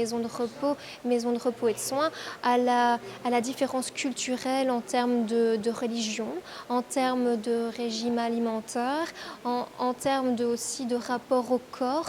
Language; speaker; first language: French; native; French